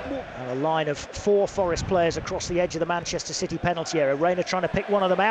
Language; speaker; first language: English; native; English